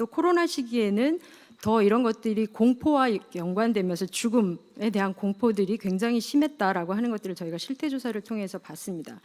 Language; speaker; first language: Korean; native; Korean